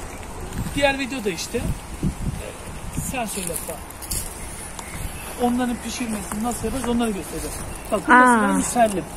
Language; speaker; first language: Turkish; native; Turkish